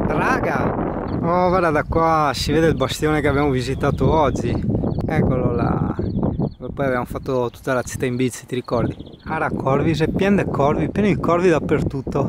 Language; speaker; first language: Italian; native; Italian